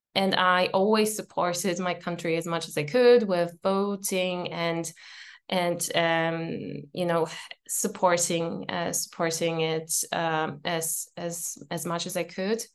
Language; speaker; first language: English; non-native, fluent; Polish